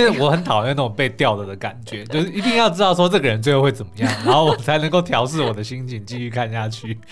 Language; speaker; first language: Chinese; native; Chinese